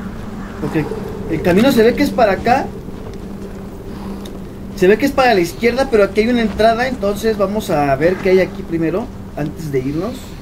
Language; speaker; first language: Spanish; native; Spanish